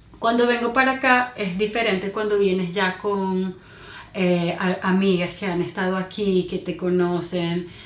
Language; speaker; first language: Spanish; native; Spanish